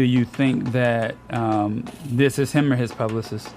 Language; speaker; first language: English; native; English